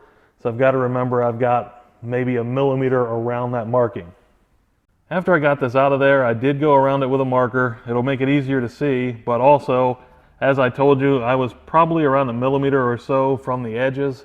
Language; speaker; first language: English; native; English